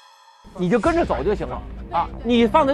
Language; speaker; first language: Chinese; native; Chinese